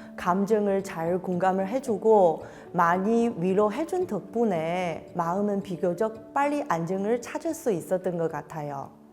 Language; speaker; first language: Korean; non-native, fluent; Chinese